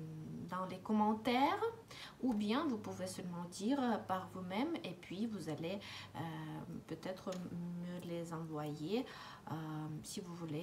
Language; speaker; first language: French; non-native, fluent; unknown